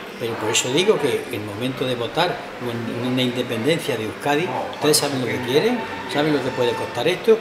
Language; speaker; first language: Spanish; native; Spanish